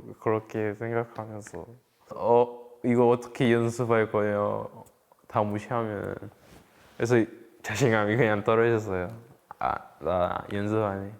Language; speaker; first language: Korean; early bilingual, other home language; English